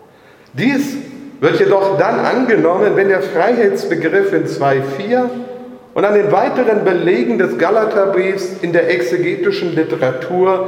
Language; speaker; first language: German; native; German